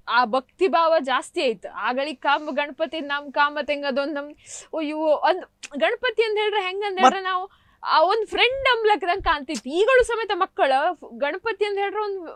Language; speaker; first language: Kannada; native; Kannada